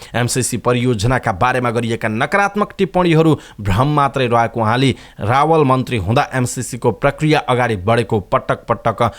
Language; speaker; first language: Nepali; native; Nepali